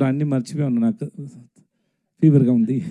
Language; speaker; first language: Telugu; non-native, learner; Tamil